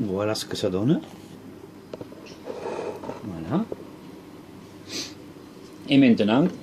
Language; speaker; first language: French; native; French